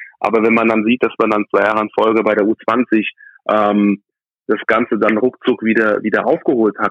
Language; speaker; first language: German; early bilingual, other home language; English